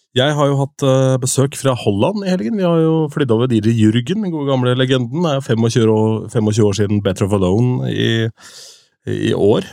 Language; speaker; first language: Norwegian; native; Norwegian